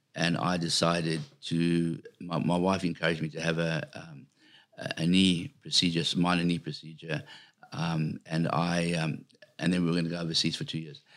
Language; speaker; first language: English; native; English